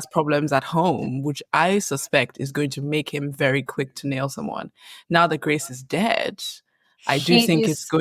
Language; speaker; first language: English; native; English